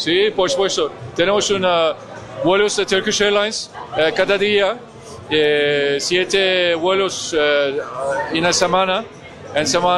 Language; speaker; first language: Spanish; non-native, learner; Turkish